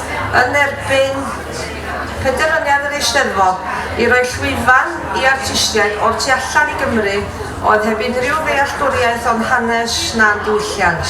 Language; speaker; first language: Welsh; native; Welsh